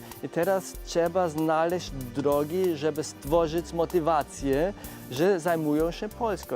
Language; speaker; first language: Polish; non-native, fluent; German